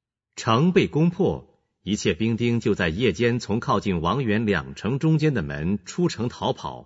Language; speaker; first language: Chinese; native; Chinese